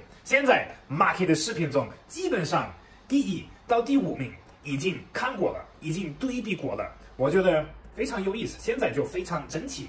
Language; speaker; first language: Chinese; non-native, fluent; German